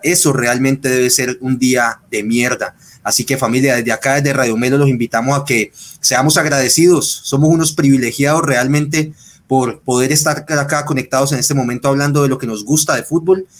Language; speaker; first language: Spanish; native; Spanish